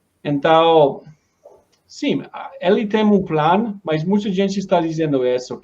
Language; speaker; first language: Portuguese; non-native, learner; Spanish